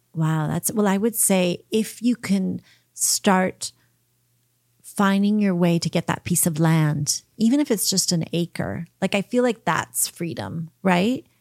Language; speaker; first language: English; early bilingual, heritage; English